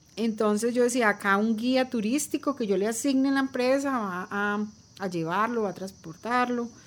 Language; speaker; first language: Spanish; native; Spanish